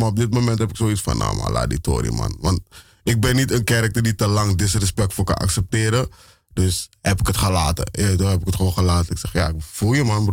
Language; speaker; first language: Dutch; native; Dutch